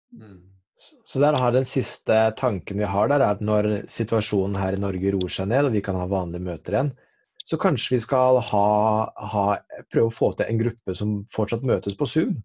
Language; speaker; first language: Norwegian; native; Norwegian